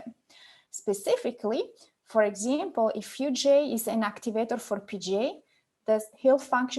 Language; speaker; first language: English; non-native, fluent; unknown